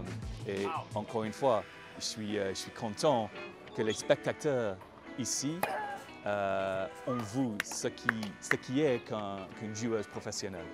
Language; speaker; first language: French; non-native, fluent; English